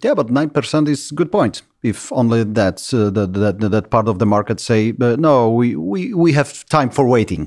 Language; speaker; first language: English; non-native, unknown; Polish